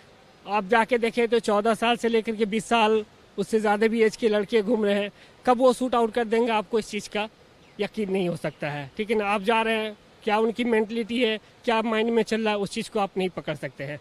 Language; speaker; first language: Hindi; native; Hindi